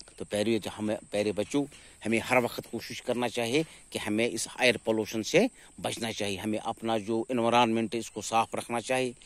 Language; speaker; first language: Urdu; non-native, local second language; Kashmiri